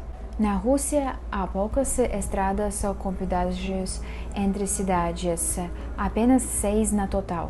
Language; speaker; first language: Portuguese; non-native, fluent; Russian